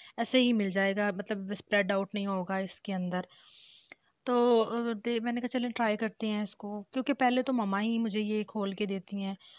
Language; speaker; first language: Urdu; native; Urdu